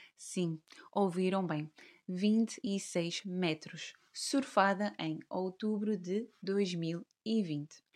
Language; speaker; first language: Portuguese; native; Portuguese